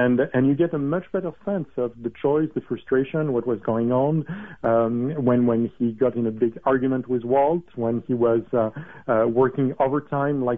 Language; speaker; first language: English; non-native, fluent; French